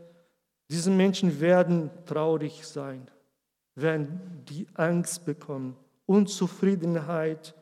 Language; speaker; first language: German; non-native, learner; Portuguese